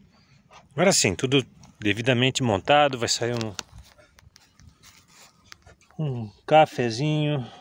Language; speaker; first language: Portuguese; native; Portuguese